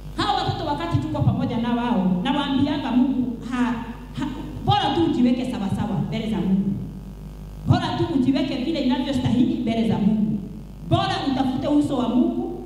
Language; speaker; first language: Swahili; non-native, local second language; Kikuyu